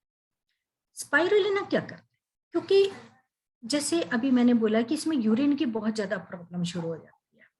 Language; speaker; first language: Hindi; native; Hindi